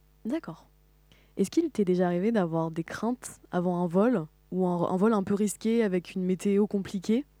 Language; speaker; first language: French; native; French